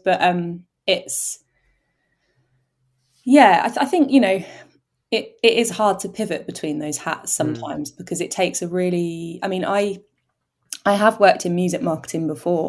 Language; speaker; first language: English; native; English